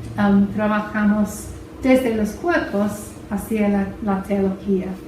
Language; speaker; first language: Spanish; non-native, fluent; English